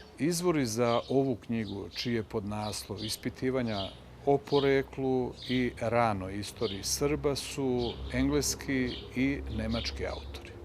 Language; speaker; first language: Bosnian; native; Bosnian